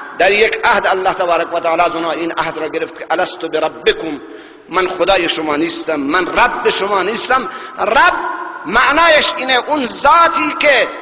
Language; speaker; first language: Persian; non-native, local second language; Baluchi